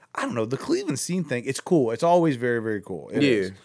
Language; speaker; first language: English; native; English